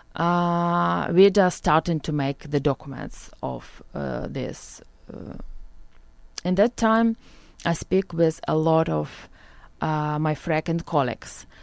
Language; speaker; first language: English; non-native, learner; Ukrainian